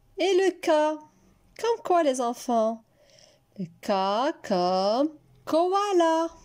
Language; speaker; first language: French; non-native, local second language; Arabic